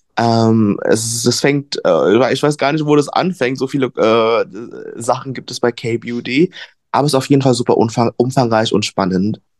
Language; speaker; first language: German; early bilingual, other home language; Vietnamese